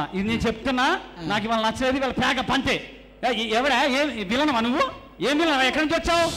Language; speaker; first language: Telugu; native; Telugu